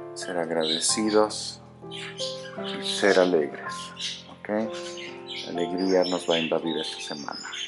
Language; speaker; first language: Spanish; native; Spanish